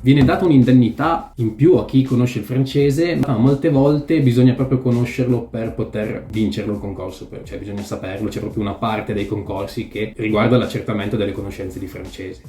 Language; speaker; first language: Italian; native; Italian